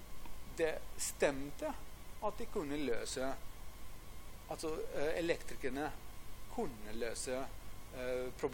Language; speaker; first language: Norwegian; non-native, fluent; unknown